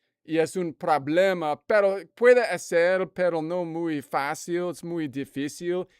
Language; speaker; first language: Spanish; non-native, learner; English